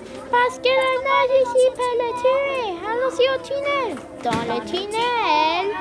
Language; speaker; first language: French; non-native, learner; English